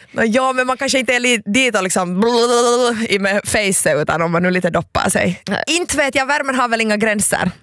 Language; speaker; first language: Swedish; native; Swedish